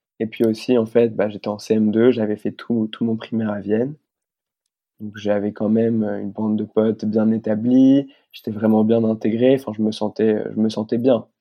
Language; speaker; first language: French; native; French